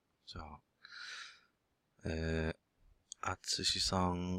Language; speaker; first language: Japanese; non-native, learner; English